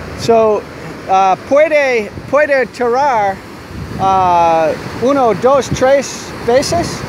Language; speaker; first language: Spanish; non-native, learner; English